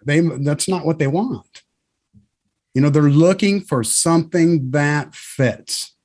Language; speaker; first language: English; native; English